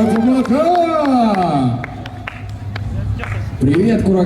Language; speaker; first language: Russian; native; Russian